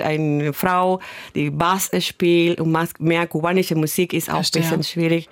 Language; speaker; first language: German; non-native, fluent; Spanish